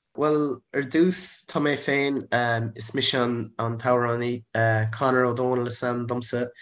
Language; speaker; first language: Irish; non-native, local second language; English